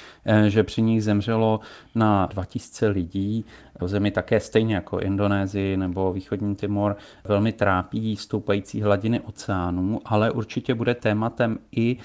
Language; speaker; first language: Czech; native; Czech